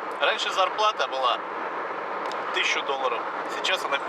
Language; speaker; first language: Russian; native; Russian